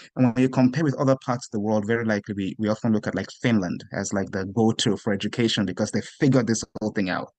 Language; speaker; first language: English; non-native, local second language; Yoruba